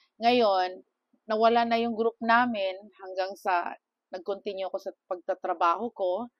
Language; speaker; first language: Filipino; non-native, local second language; Cebuano